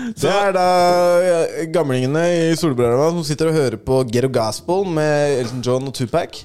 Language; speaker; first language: Norwegian; native; Norwegian